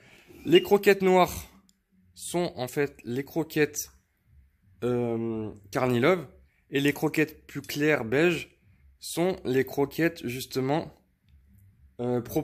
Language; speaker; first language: French; native; French